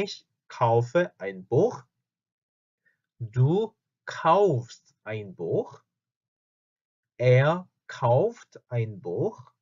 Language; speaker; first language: German; non-native, fluent; Korean